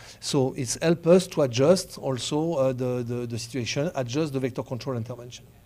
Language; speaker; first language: English; non-native, fluent; French